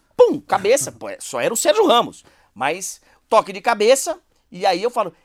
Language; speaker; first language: Portuguese; native; Portuguese